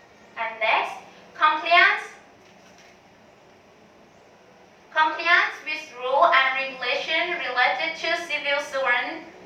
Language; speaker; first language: English; non-native, learner; Thai